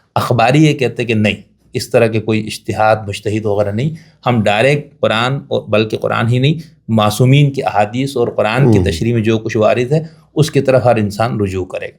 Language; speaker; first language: Urdu; native; Urdu